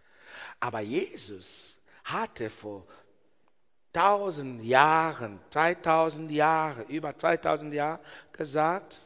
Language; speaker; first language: German; non-native, learner; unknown